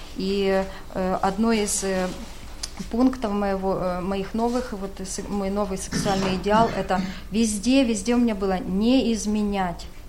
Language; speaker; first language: Russian; native; Russian